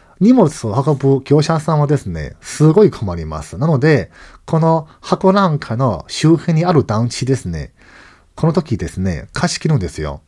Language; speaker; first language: Japanese; non-native, fluent; Chinese